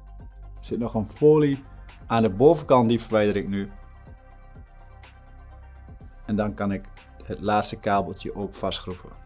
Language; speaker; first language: Dutch; native; Dutch